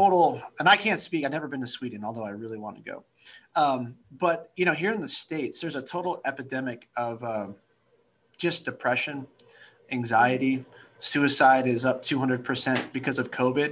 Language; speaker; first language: English; native; English